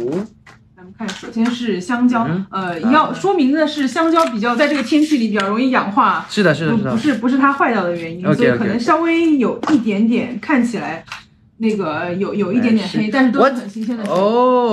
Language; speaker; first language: Chinese; native; Chinese